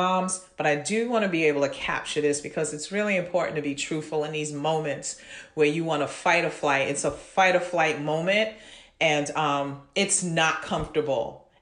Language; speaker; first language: English; native; English